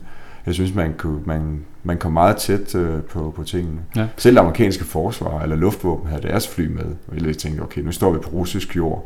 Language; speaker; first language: Danish; native; Danish